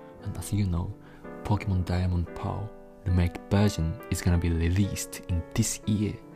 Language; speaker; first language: English; non-native, fluent; Japanese